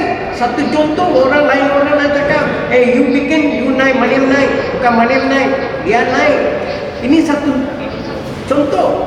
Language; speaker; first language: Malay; non-native, local second language; Tamil